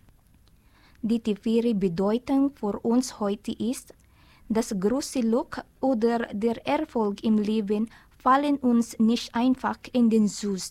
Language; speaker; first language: German; non-native, learner; Filipino